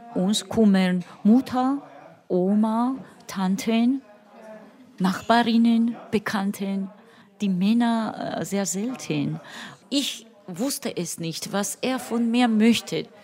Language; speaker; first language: German; non-native, fluent; Georgian